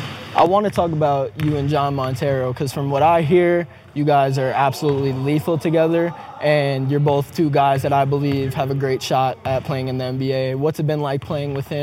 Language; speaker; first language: English; native; English